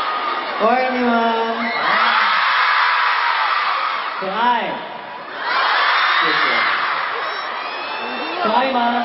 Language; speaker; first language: Chinese; non-native, learner; Korean